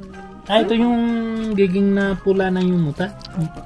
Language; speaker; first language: Filipino; non-native, learner; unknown